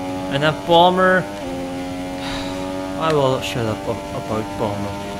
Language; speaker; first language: English; non-native, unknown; Dutch